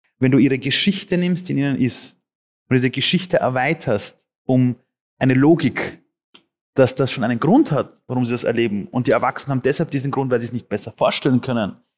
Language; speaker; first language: German; early bilingual, other home language; Persian